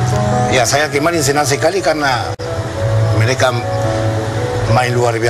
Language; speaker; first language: Indonesian; non-native, fluent; Spanish